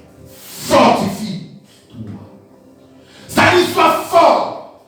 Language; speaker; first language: French; non-native, local second language; Lingala